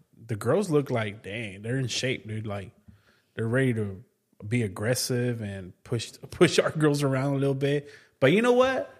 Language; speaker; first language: English; native; English